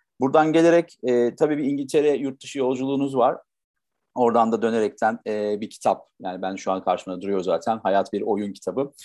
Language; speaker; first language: Turkish; native; Turkish